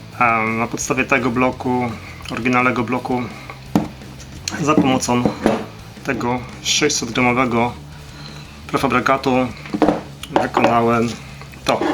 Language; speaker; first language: Polish; native; Polish